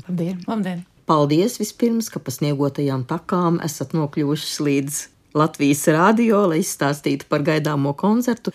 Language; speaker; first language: Latvian; native; Latvian